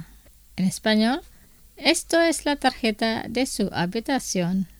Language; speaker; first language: Spanish; non-native, fluent; Indonesian